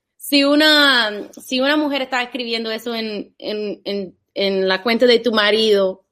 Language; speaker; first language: Spanish; non-native, fluent; English